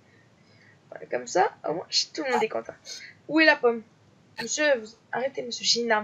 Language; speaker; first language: French; native; French